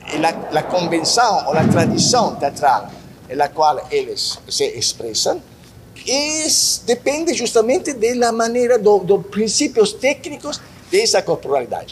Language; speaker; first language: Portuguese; non-native, learner; Italian